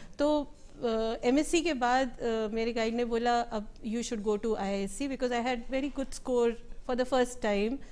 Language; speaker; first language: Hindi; native; Hindi